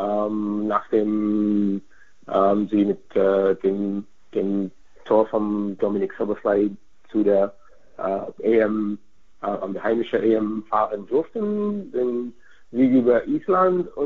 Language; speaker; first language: German; non-native, fluent; Hungarian